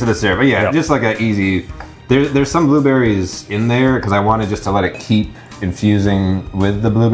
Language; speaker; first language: English; native; English